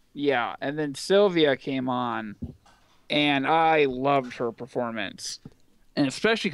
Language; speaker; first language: English; native; English